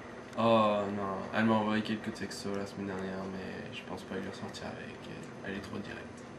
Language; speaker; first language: French; non-native, learner; English